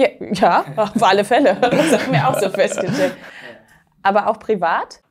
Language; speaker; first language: German; native; German